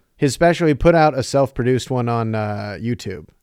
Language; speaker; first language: English; native; English